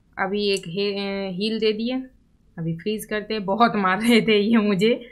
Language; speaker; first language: Hindi; non-native, local second language; Bangla